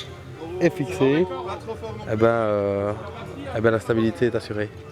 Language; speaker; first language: French; native; French